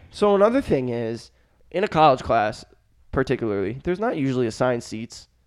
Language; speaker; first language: English; native; English